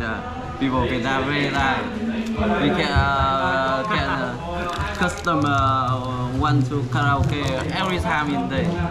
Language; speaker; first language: English; non-native, learner; Vietnamese